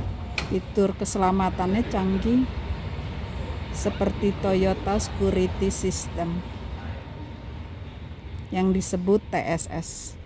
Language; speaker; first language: Indonesian; native; Indonesian